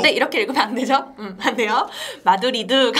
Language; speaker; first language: Korean; native; Korean